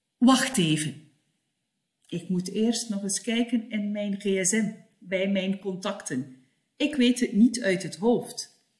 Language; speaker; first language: Dutch; native; Dutch